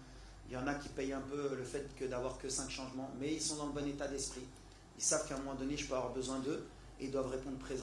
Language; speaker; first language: French; native; French